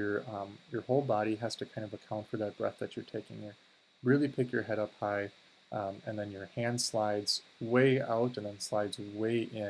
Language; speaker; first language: English; native; English